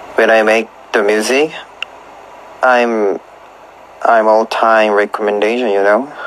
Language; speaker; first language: English; non-native, learner; Korean